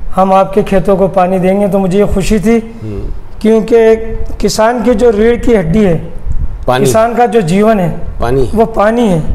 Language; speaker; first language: Hindi; native; Hindi